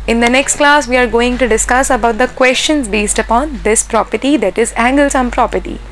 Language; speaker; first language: English; non-native, local second language; Hindi